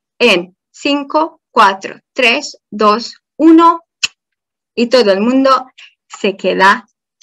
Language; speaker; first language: Spanish; non-native, fluent; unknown